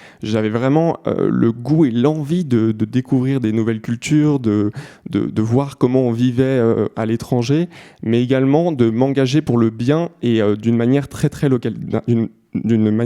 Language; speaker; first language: French; native; French